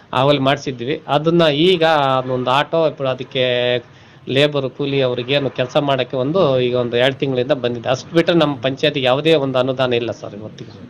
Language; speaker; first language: Kannada; non-native, local second language; Telugu